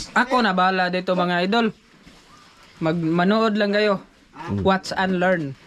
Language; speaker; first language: Filipino; non-native, local second language; Cebuano